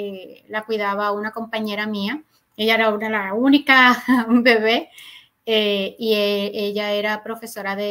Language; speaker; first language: Spanish; native; Spanish